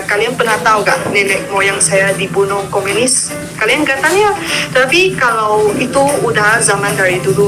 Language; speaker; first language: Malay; non-native, local second language; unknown